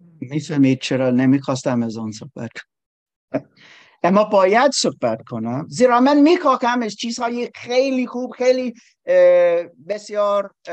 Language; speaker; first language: Persian; non-native, learner; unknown